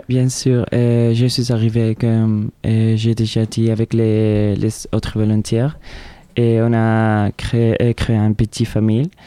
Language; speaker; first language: French; non-native, learner; Spanish